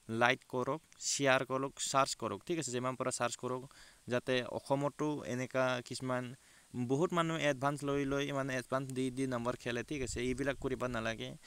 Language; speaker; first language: Assamese; non-native, local second language; Bangla